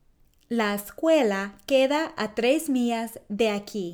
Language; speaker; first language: Spanish; non-native, fluent; English